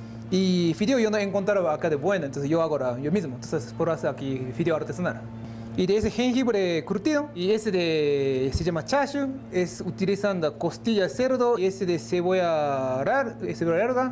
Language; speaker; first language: Spanish; non-native, learner; Japanese